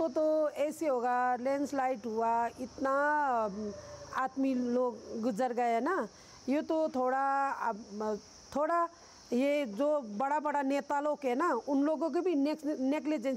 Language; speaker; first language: Hindi; non-native, local second language; Nepali